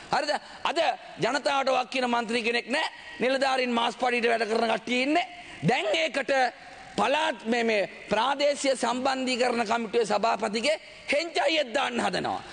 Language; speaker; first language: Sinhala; native; Sinhala